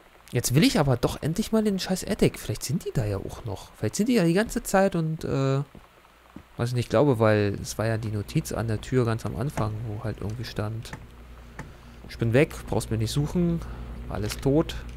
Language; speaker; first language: German; native; German